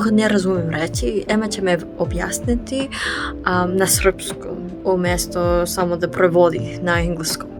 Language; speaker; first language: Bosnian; non-native, learner; English